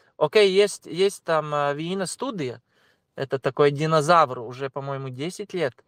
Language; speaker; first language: Russian; non-native, local second language; Latvian